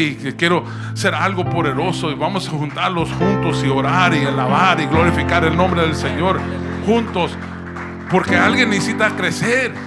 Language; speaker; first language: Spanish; early bilingual, heritage; Spanish